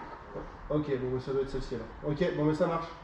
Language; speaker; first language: French; native; French